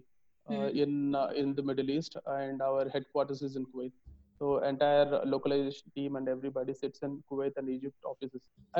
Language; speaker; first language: English; non-native, local second language; Telugu